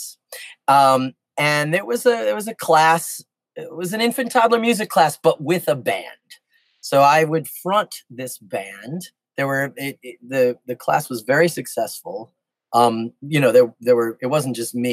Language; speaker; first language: English; native; English